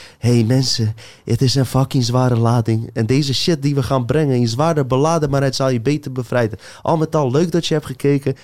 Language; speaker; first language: Dutch; early bilingual, other home language; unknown